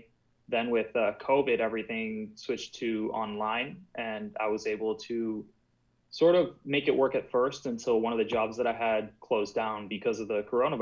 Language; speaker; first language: English; native; English